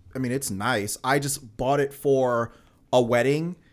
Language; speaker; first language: English; native; English